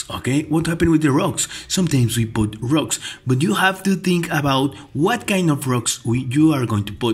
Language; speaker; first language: English; non-native, fluent; Spanish